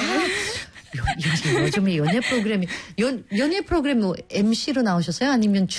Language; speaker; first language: Korean; non-native, fluent; Filipino